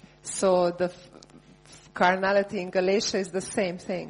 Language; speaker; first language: English; non-native, fluent; Hungarian